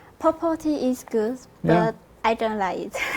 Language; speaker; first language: English; non-native, learner; Vietnamese